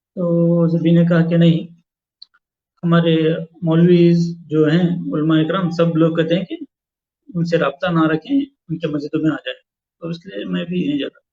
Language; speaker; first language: Urdu; native; Urdu